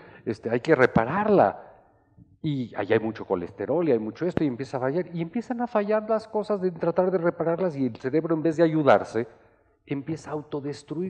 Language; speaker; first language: Spanish; native; Spanish